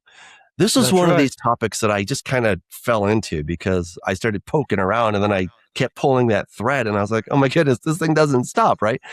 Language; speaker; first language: English; native; English